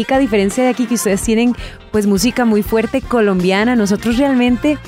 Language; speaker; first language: Spanish; native; Spanish